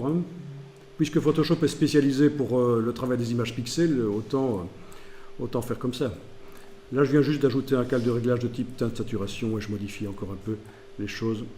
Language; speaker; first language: French; native; French